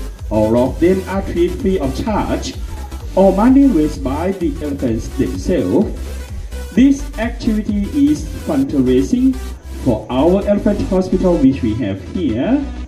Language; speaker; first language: English; non-native, fluent; Thai